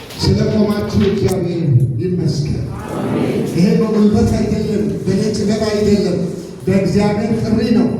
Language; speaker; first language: Amharic; non-native, local second language; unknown